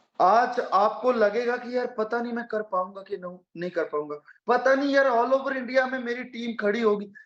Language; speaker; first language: Hindi; non-native, local second language; Punjabi